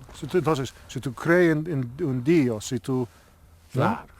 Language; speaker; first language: Spanish; non-native, learner; English